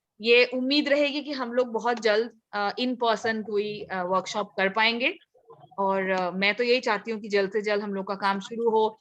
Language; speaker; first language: Hindi; native; Hindi